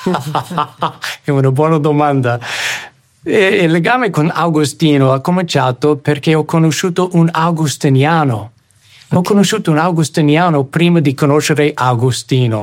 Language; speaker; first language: Italian; non-native, fluent; English